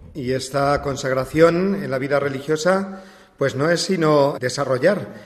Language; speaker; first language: Spanish; non-native, fluent; French